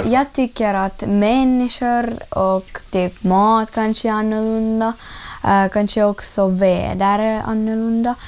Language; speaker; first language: Swedish; non-native, learner; Russian